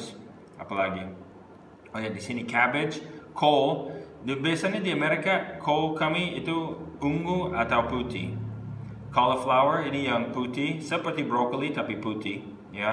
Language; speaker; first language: Indonesian; non-native, fluent; English